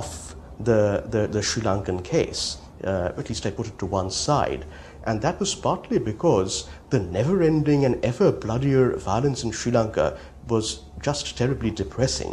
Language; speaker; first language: English; non-native, local second language; Bangla